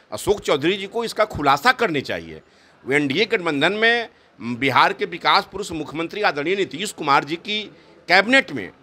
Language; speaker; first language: Hindi; native; Hindi